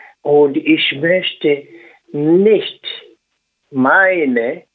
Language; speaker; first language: German; non-native, learner; Swahili